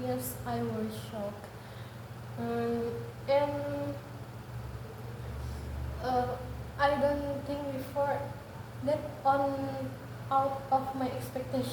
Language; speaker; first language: English; non-native, learner; Indonesian